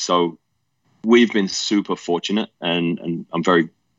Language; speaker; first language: English; native; English